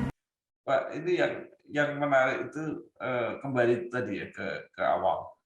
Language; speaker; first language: Indonesian; native; Indonesian